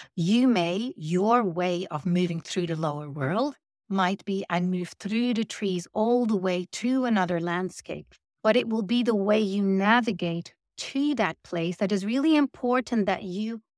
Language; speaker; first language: English; non-native, fluent; Dutch